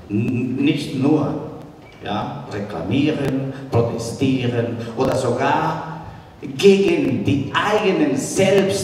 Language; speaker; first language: German; non-native, fluent; Spanish